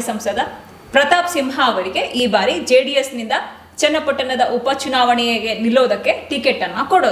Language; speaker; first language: Kannada; native; Kannada